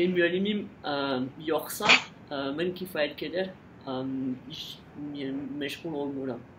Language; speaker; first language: Azerbaijani; non-native, learner; French